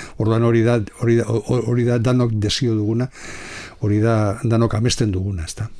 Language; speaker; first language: Basque; non-native, local second language; Spanish